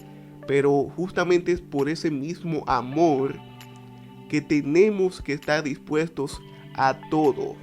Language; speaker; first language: Spanish; native; Spanish